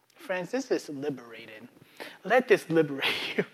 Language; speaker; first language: English; non-native, local second language; Akan